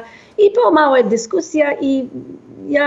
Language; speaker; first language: Polish; non-native, fluent; English